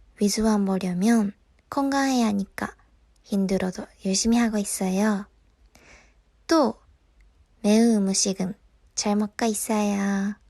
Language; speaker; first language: Korean; non-native, fluent; Japanese